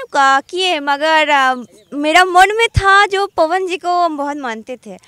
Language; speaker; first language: Hindi; non-native, local second language; Bangla